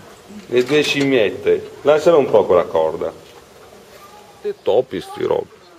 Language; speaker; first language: Italian; native; Italian